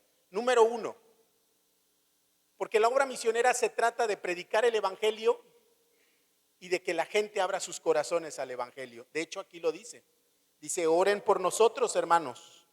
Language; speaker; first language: Spanish; native; Spanish